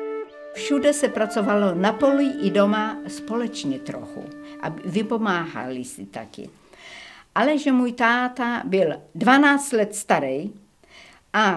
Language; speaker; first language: Czech; early bilingual, heritage; Czech